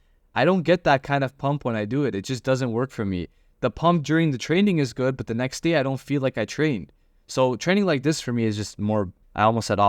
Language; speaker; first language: English; native; English